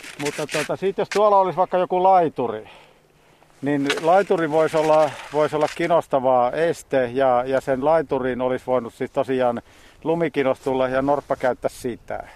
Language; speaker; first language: Finnish; native; Finnish